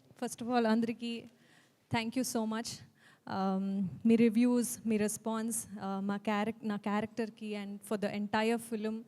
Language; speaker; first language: Telugu; non-native, learner; Kannada